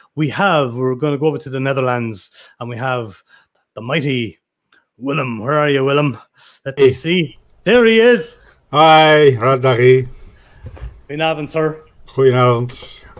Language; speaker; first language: English; native; English